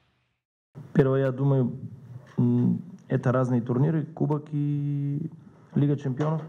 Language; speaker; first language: Russian; non-native, learner; Bulgarian